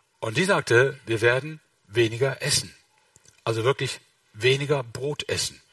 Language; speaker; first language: German; native; German